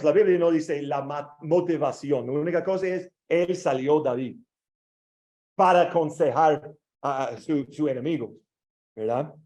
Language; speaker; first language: Spanish; non-native, learner; English